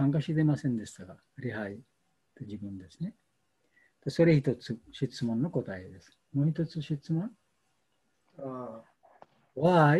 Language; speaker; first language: Japanese; non-native, fluent; Bangla